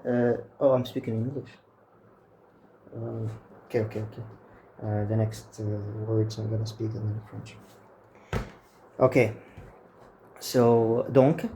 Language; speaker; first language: English; non-native, fluent; Arabic